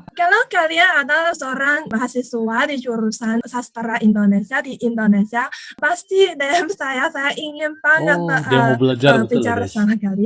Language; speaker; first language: Indonesian; non-native, learner; Chinese